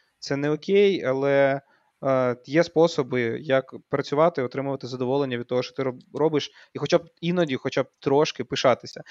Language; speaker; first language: Ukrainian; native; Ukrainian